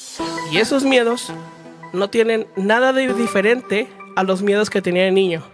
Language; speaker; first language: Spanish; native; Spanish